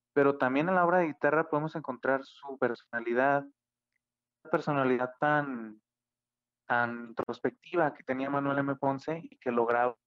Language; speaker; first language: Spanish; native; Spanish